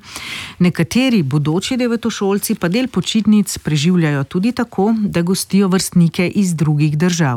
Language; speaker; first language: Slovenian; native; Slovenian